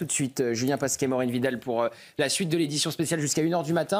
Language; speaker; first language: French; native; French